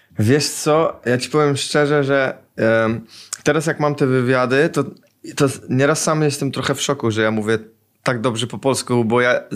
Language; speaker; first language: Polish; early bilingual, heritage; Polish